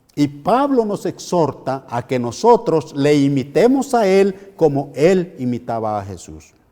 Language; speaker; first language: Spanish; native; Spanish